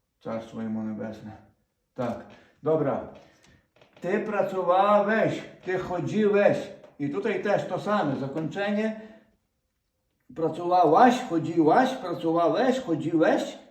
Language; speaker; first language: Polish; non-native, fluent; Ukrainian